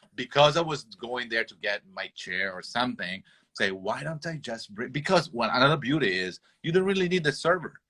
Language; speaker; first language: English; non-native, fluent; Italian